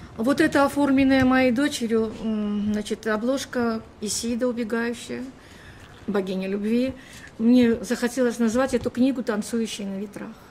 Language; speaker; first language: Russian; native; Russian